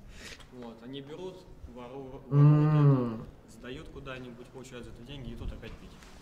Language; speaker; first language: Russian; native; Russian